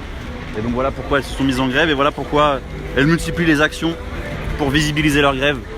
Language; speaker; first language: French; native; French